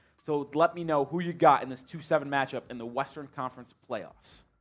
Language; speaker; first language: English; native; English